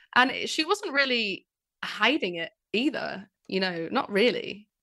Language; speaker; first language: English; native; English